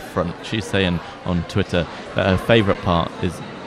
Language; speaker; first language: English; native; English